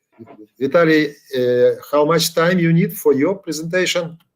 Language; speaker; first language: English; non-native, learner; Ukrainian